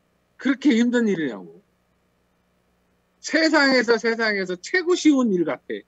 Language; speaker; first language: Korean; native; Korean